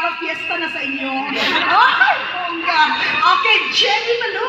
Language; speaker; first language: Filipino; native; Filipino